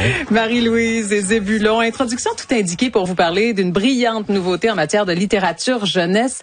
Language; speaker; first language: French; native; French